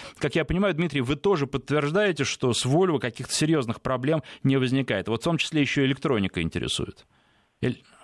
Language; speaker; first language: Russian; native; Russian